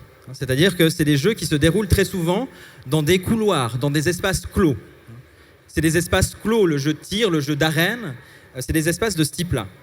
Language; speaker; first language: French; native; French